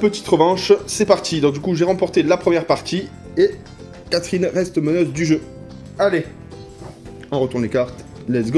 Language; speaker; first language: French; native; French